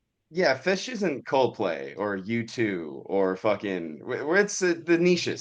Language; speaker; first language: English; native; English